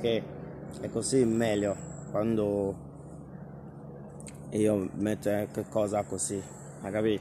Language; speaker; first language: Italian; non-native, learner; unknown